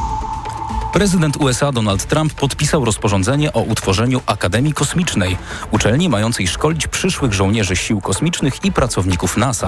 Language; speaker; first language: Polish; native; Polish